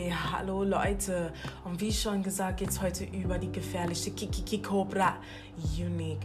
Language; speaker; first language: German; non-native, fluent; English